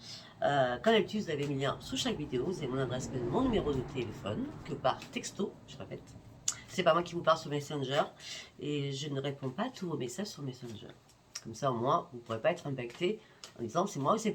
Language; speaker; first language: French; native; French